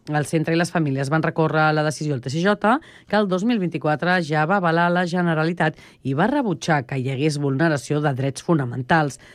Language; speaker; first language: Catalan; native; Catalan